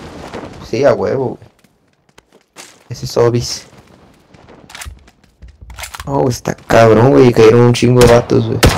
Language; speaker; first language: Spanish; native; Spanish